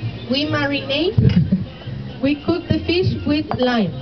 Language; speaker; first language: English; non-native, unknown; Spanish